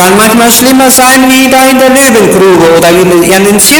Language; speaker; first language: German; native; German